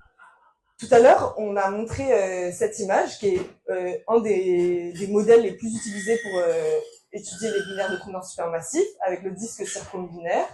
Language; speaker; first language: French; native; French